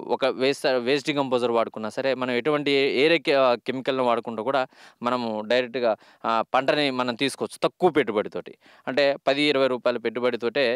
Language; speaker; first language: Telugu; native; Telugu